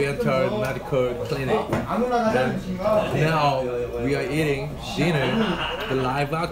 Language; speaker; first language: English; non-native, fluent; Korean